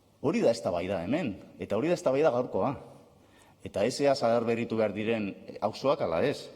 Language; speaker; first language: Basque; non-native, local second language; Spanish